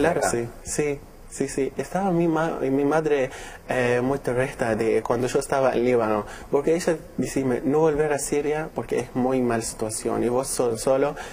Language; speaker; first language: Spanish; non-native, learner; Arabic